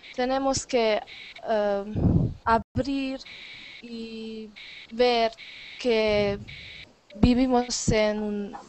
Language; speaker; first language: Spanish; non-native, learner; Hungarian